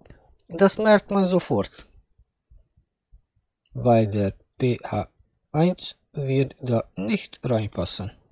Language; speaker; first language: German; non-native, fluent; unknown